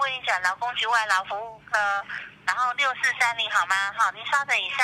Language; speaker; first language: Chinese; native; Chinese